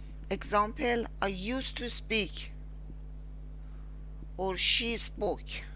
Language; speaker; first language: English; non-native, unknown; Persian